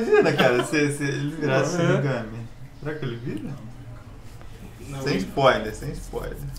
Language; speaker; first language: Portuguese; native; Portuguese